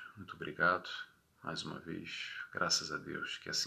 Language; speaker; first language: Portuguese; native; Portuguese